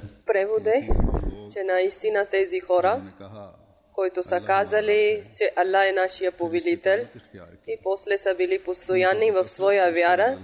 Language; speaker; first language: Bulgarian; non-native, local second language; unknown